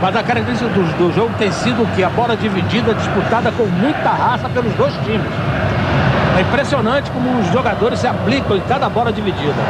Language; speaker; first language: Portuguese; native; Portuguese